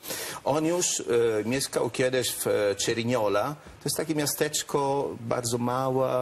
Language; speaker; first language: Polish; non-native, learner; Italian